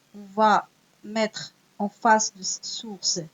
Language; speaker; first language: French; non-native, local second language; Arabic